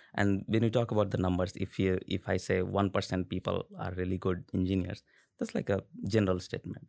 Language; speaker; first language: English; non-native, local second language; Hindi